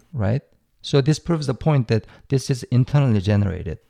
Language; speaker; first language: English; non-native, fluent; Korean